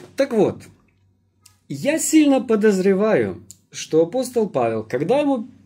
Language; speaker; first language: Russian; native; Russian